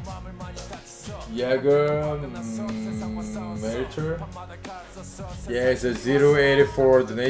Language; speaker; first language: English; non-native, learner; Korean